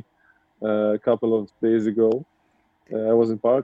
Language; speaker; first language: English; non-native, learner; Russian